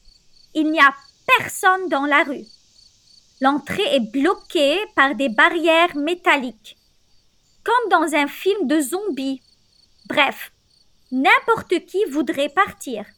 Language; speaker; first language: French; non-native, local second language; Arabic